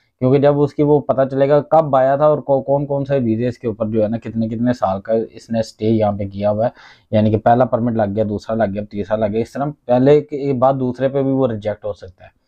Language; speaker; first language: Urdu; non-native, local second language; Punjabi